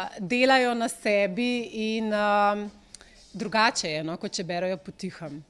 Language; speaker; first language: Slovenian; native; Slovenian